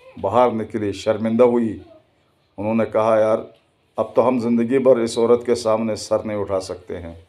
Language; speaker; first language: Urdu; native; Urdu